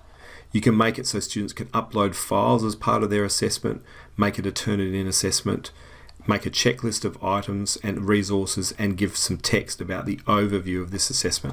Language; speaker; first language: English; native; English